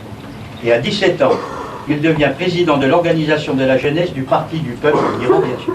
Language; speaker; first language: French; native; French